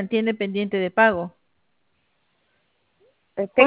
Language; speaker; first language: Spanish; native; Spanish